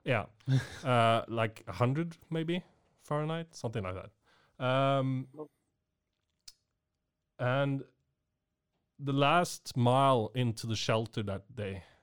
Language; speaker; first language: English; non-native, fluent; Norwegian